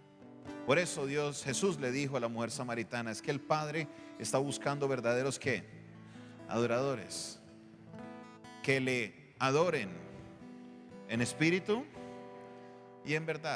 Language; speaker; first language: Spanish; native; Spanish